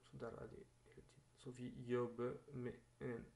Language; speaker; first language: Norwegian; non-native, learner; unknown